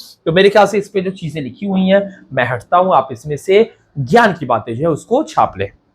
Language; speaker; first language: Hindi; native; Hindi